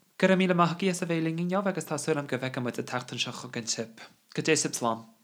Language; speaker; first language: Irish; non-native, local second language; English